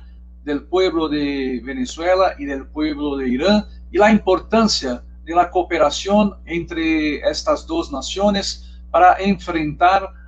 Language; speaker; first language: Spanish; non-native, learner; Portuguese